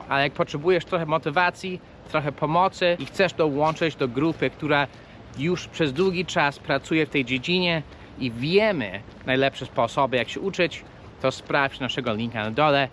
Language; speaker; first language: Polish; early bilingual, heritage; Polish